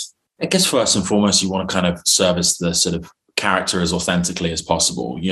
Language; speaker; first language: English; native; English